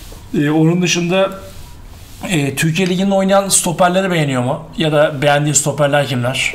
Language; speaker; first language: Turkish; native; Turkish